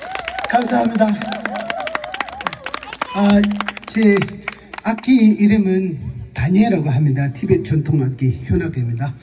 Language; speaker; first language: Korean; non-native, fluent; Tibetan